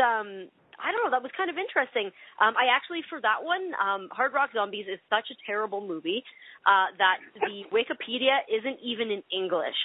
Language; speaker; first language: English; native; English